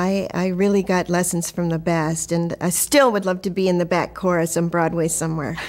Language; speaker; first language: English; native; English